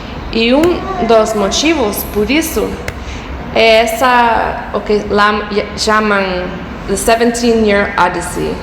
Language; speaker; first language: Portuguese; non-native, fluent; English